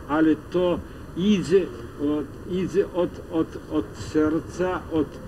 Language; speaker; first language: Polish; non-native, fluent; Russian